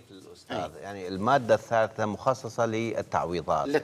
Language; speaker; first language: Arabic; non-native, local second language; Kurdish